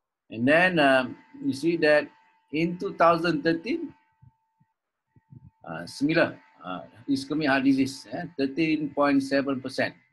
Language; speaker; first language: English; non-native, local second language; Malay